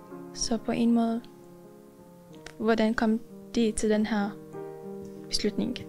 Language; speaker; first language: Danish; non-native, fluent; Arabic